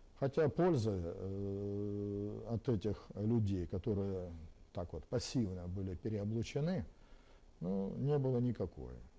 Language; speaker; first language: Russian; native; Russian